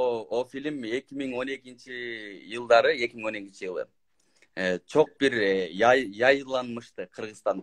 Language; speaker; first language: Turkish; non-native, learner; Kyrgyz